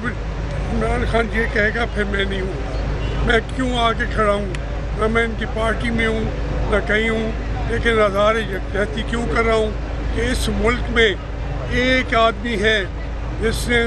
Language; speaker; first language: Urdu; native; Urdu